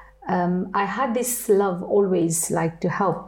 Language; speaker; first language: English; non-native, fluent; French